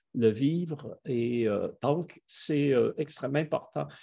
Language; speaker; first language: French; native; French